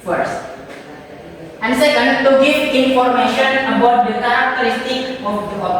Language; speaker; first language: English; non-native, fluent; Indonesian